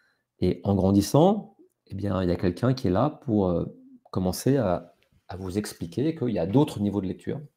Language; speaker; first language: French; native; French